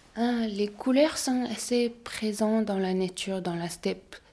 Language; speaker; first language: French; non-native, learner; Mongolian